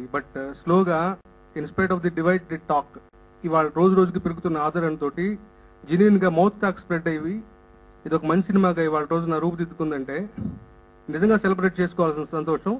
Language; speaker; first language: Telugu; native; Telugu